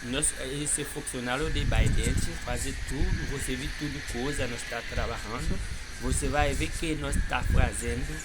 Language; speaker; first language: Portuguese; non-native, learner; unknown